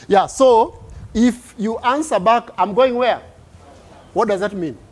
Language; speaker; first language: English; non-native, local second language; Swahili